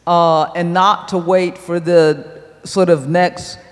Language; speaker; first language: English; native; English